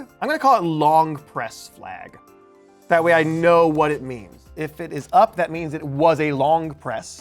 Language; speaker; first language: English; native; English